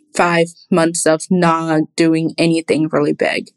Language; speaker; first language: English; non-native, fluent; Portuguese